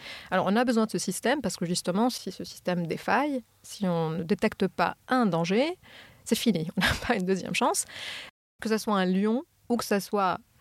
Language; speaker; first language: French; non-native, fluent; Arabic